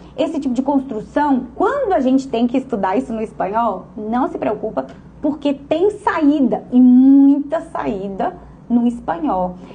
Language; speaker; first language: Portuguese; native; Portuguese